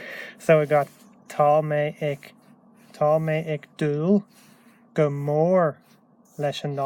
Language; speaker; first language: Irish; non-native, local second language; English